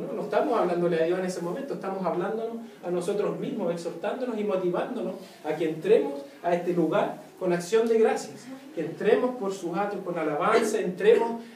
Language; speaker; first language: Spanish; native; Spanish